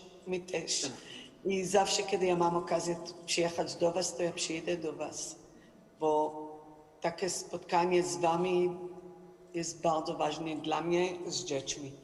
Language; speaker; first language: Polish; non-native, learner; Hebrew